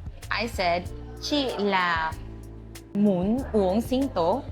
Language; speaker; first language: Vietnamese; non-native, learner; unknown